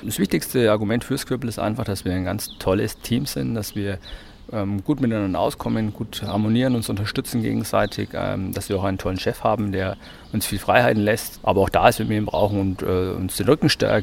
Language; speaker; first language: German; native; German